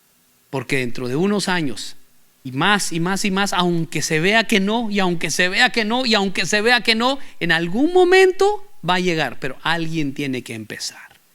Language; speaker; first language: Spanish; native; Spanish